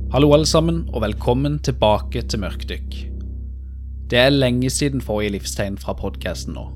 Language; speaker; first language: Norwegian; native; Norwegian